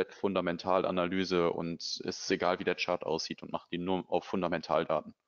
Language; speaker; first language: German; native; German